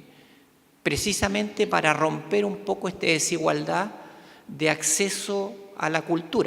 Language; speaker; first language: Spanish; native; Spanish